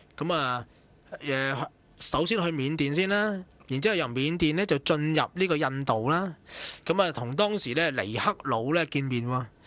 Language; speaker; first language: Cantonese; native; Cantonese